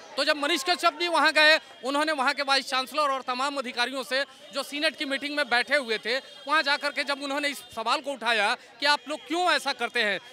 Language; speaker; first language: Hindi; native; Hindi